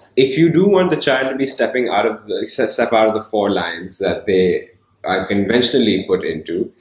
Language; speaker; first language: English; non-native, local second language; Urdu